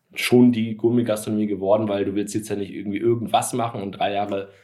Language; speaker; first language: German; native; German